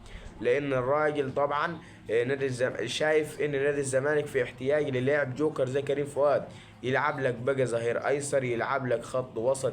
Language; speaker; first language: Arabic; native; Arabic